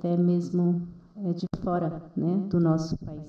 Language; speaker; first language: Portuguese; non-native, local second language; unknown